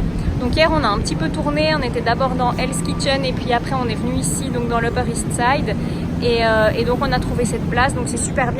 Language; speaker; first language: French; native; French